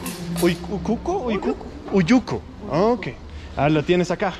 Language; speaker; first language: Spanish; non-native, learner; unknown